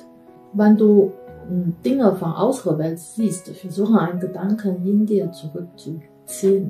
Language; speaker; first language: German; non-native, fluent; Chinese